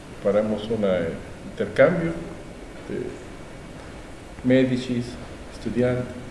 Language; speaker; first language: Italian; non-native, learner; Spanish